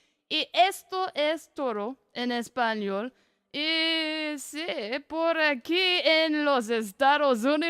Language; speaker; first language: Spanish; non-native, learner; English